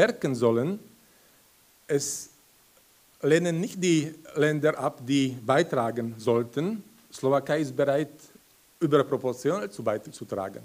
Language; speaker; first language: German; non-native, fluent; Slovak